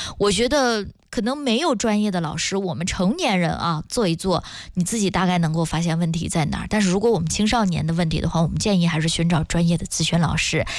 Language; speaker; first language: Chinese; native; Chinese